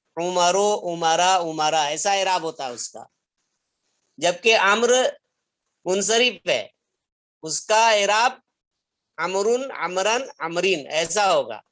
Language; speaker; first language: Urdu; native; Urdu